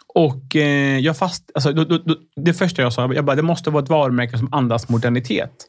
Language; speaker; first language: Swedish; early bilingual, other home language; Arabic